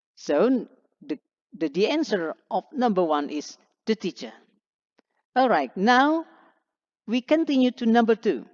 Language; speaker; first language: English; non-native, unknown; Indonesian